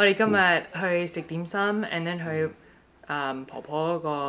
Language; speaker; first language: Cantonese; early bilingual, heritage; Cantonese